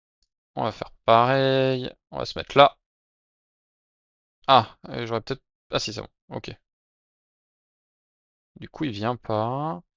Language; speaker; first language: French; native; French